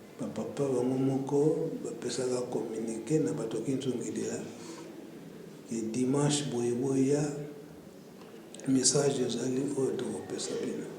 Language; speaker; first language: Lingala; non-native, local second language; Kongo